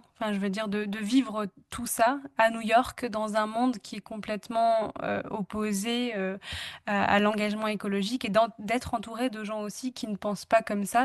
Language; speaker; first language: French; native; French